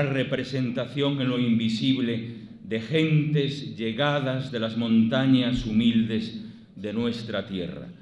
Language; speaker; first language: Spanish; native; Spanish